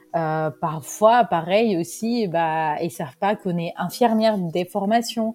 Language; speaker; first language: French; non-native, fluent; Spanish